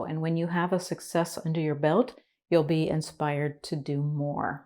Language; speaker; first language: English; native; English